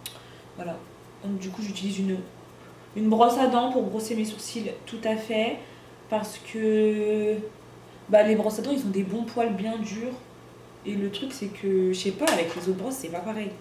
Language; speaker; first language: French; native; French